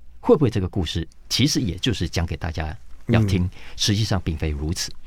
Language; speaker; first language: Chinese; native; Chinese